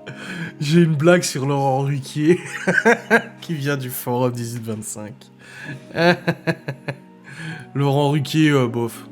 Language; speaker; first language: French; native; French